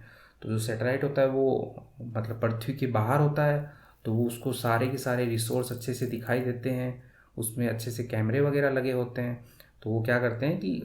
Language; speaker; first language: Hindi; native; Hindi